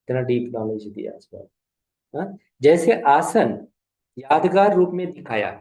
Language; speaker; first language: Hindi; non-native, local second language; Kannada